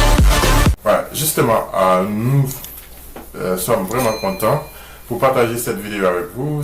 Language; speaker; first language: French; non-native, local second language; Haitian Creole